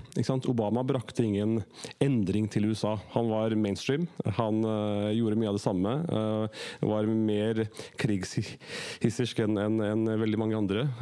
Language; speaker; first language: Norwegian; early bilingual, other home language; Urdu